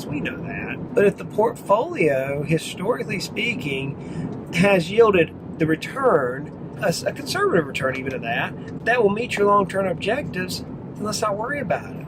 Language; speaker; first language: English; native; English